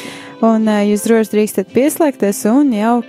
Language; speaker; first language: Latvian; native; Latvian